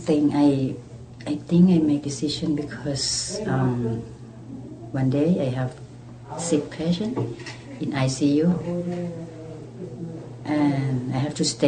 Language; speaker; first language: English; non-native, learner; Thai